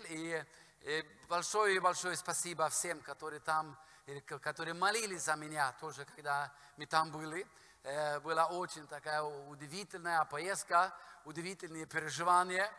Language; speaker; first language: Russian; non-native, fluent; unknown